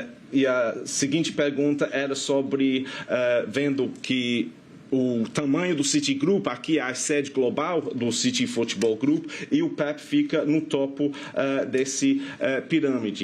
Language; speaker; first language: Portuguese; non-native, fluent; English